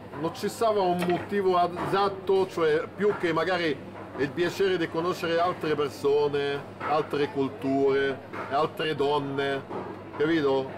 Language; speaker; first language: Italian; non-native, fluent; Arabic